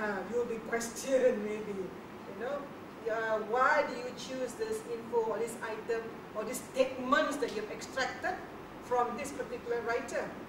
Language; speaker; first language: English; non-native, local second language; Malay